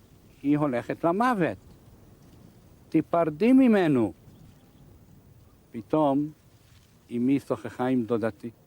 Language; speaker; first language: Hebrew; non-native, fluent; Hungarian